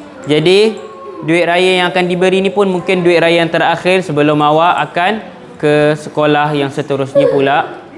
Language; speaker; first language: Malay; native; Malay